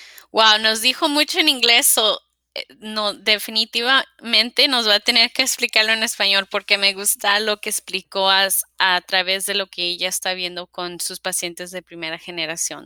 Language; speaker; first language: Spanish; early bilingual, heritage; Spanish